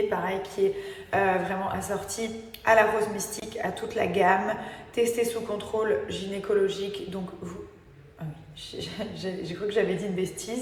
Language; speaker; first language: French; native; French